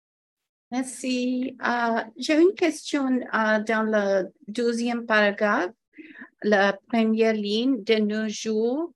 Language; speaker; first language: French; non-native, learner; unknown